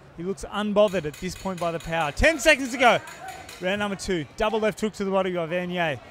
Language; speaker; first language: English; native; English